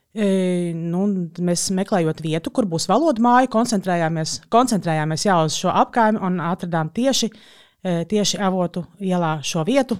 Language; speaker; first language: Latvian; native; Latvian